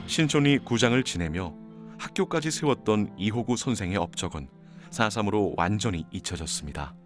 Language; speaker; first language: Korean; native; Korean